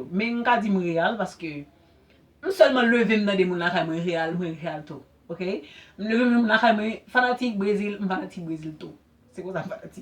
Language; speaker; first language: French; non-native, learner; Haitian Creole